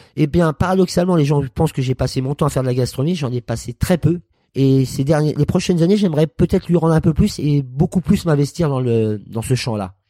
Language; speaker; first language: French; native; French